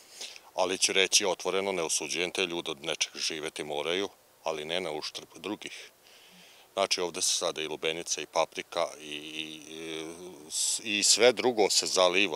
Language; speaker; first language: Serbian; native; Serbian